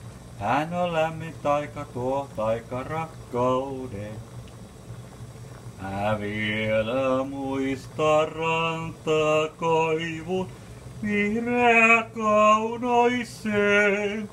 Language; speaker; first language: Finnish; native; Finnish